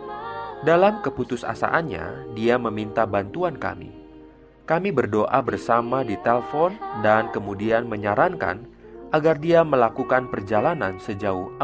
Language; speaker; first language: Indonesian; native; Indonesian